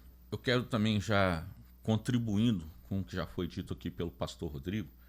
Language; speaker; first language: Portuguese; native; Portuguese